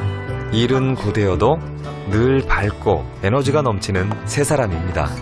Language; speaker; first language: Korean; native; Korean